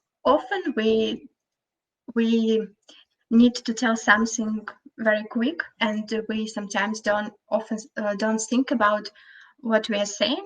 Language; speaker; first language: English; non-native, fluent; Russian